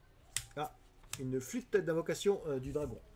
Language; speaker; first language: French; native; French